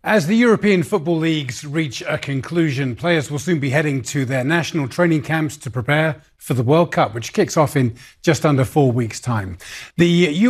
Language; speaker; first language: English; native; English